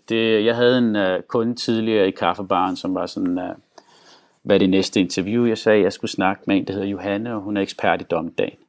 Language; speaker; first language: Danish; non-native, local second language; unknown